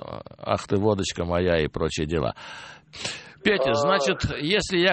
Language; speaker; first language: Russian; native; Russian